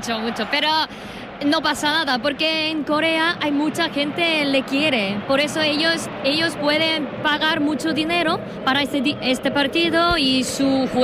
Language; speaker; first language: Spanish; non-native, learner; Korean